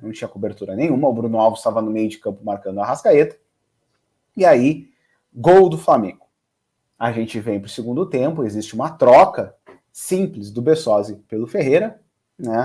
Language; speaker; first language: Portuguese; native; Portuguese